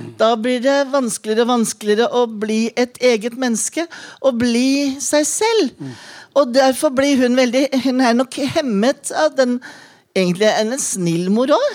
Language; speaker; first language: Norwegian; native; Norwegian